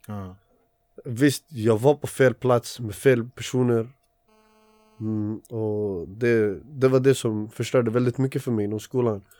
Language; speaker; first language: Swedish; early bilingual, other home language; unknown